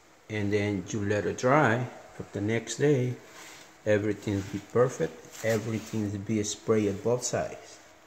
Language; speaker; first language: English; non-native, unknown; Spanish